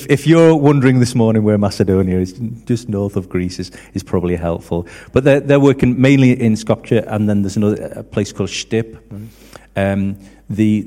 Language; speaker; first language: English; native; English